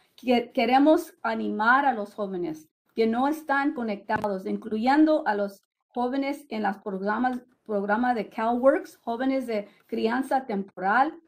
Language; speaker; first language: Spanish; early bilingual, heritage; Spanish